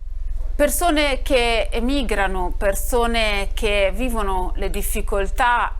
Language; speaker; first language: Italian; native; Italian